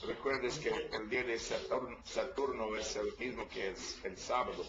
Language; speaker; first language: Spanish; non-native, learner; English